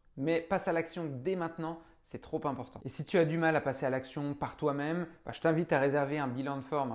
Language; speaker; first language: French; native; French